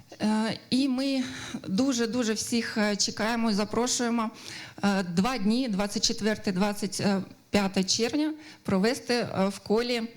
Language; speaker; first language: Ukrainian; native; Ukrainian